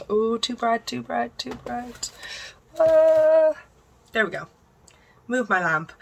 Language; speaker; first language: English; native; English